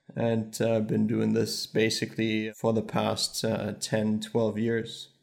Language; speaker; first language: English; early bilingual, other home language; German